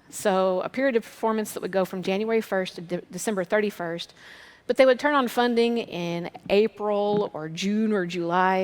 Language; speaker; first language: English; native; English